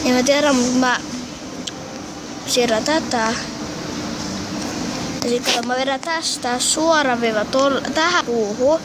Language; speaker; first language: Finnish; native; Finnish